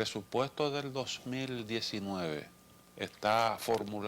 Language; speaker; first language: Spanish; native; Spanish